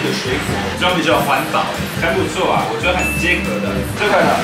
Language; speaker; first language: Chinese; non-native, fluent; French